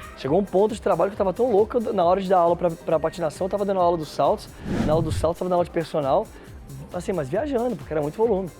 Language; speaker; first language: Portuguese; native; Portuguese